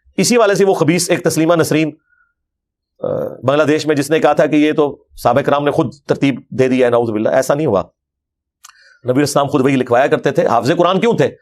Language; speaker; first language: Urdu; non-native, local second language; Punjabi